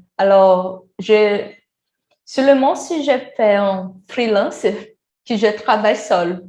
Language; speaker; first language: French; non-native, learner; Portuguese